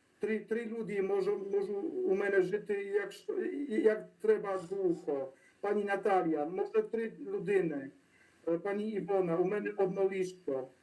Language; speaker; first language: Ukrainian; non-native, learner; Polish